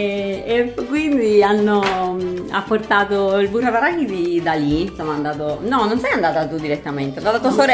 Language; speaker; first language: Italian; non-native, fluent; Spanish